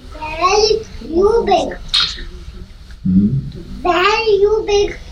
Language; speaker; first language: English; non-native, learner; Hindi